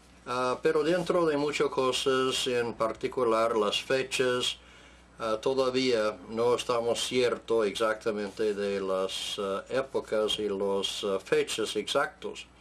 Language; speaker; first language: Spanish; non-native, fluent; English